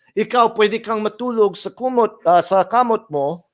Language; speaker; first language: Filipino; non-native, fluent; English